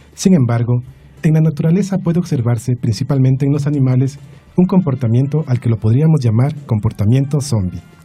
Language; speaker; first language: Spanish; native; Spanish